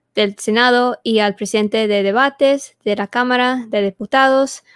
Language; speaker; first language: Spanish; early bilingual, heritage; Spanish